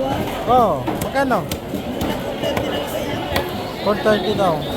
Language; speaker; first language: Filipino; non-native, learner; Bangla